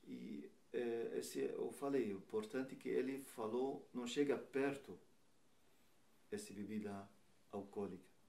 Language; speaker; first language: Portuguese; non-native, learner; Arabic